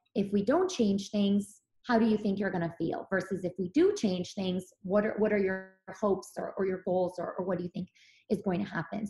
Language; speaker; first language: English; early bilingual, other home language; Serbian